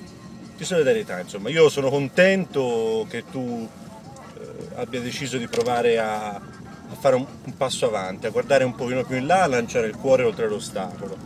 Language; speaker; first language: Italian; native; Italian